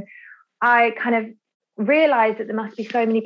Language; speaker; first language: English; native; English